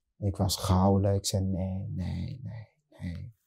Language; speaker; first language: Dutch; non-native, learner; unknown